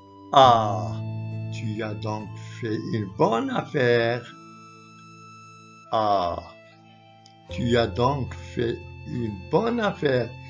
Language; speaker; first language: French; non-native, local second language; Arabic